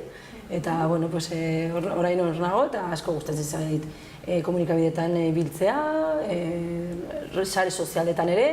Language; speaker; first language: Basque; non-native, local second language; Spanish